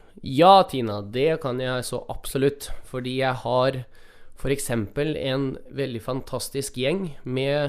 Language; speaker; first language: Norwegian; early bilingual, other home language; Russian